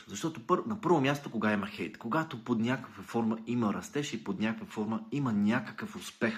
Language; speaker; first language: Bulgarian; native; Bulgarian